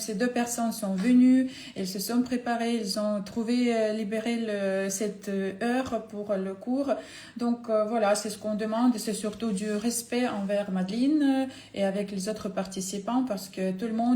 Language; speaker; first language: French; non-native, fluent; Ukrainian